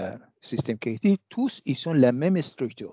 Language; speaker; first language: French; non-native, fluent; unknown